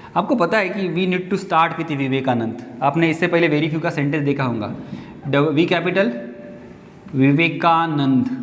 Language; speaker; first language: Hindi; non-native, local second language; Marathi